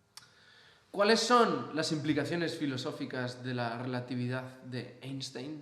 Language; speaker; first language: Spanish; native; Spanish